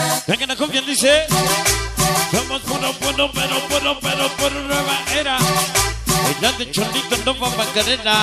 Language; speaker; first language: Spanish; native; Spanish